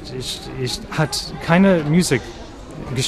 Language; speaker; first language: German; non-native, learner; English